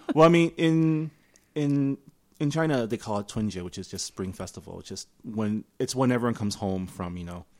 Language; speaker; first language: English; early bilingual, other home language; Chinese